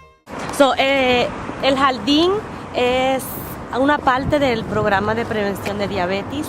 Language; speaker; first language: Spanish; early bilingual, heritage; Spanish